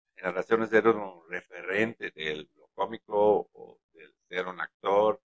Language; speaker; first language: Spanish; non-native, fluent; German